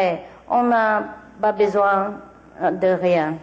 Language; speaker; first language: French; non-native, learner; Vietnamese